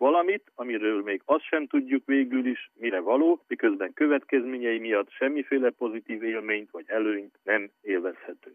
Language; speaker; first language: Hungarian; native; Hungarian